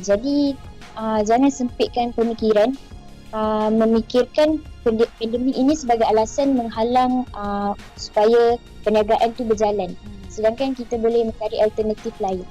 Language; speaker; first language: Malay; native; Malay